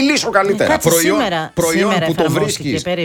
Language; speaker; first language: Greek; native; Greek